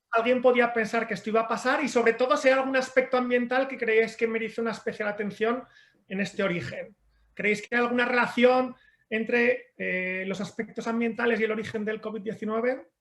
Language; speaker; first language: Spanish; native; Spanish